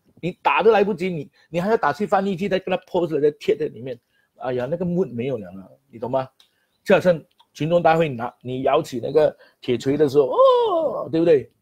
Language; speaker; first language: Chinese; native; Chinese